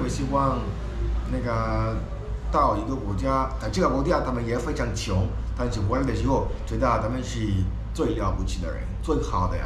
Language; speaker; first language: Chinese; non-native, fluent; Spanish